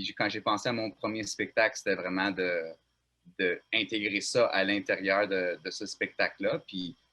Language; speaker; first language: French; non-native, local second language; English